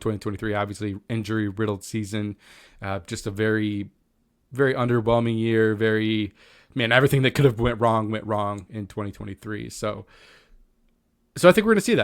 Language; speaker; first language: English; native; English